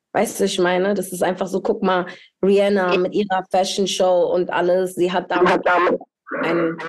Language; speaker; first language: German; early bilingual, other home language; Spanish